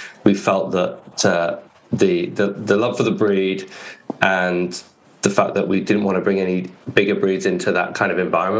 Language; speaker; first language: English; native; English